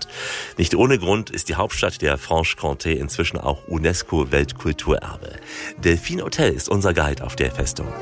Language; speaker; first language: German; native; German